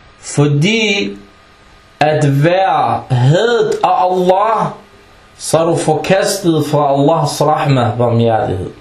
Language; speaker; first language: Danish; non-native, fluent; Arabic